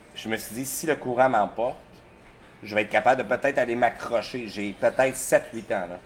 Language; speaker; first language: French; native; French